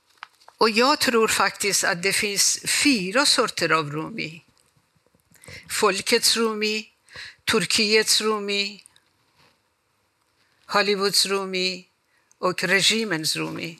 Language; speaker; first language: Swedish; non-native, fluent; Persian